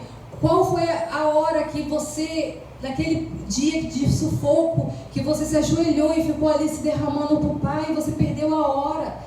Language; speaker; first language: Portuguese; native; Portuguese